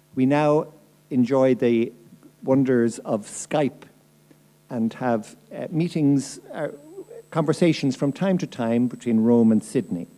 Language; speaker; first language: English; native; English